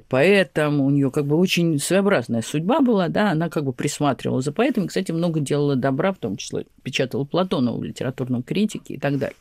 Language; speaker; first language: Russian; native; Russian